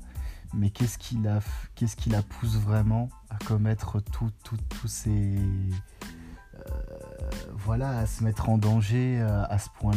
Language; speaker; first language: French; native; French